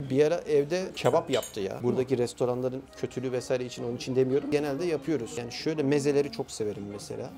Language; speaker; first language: Turkish; native; Turkish